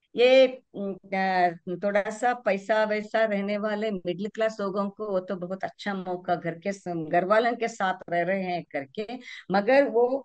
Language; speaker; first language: Hindi; non-native, local second language; Kannada